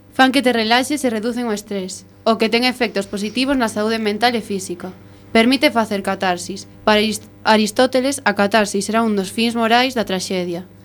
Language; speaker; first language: Galician; non-native, local second language; Spanish